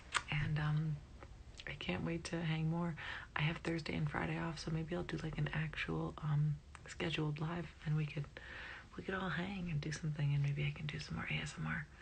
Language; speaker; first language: English; native; English